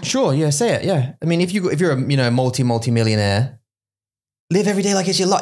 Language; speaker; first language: English; native; English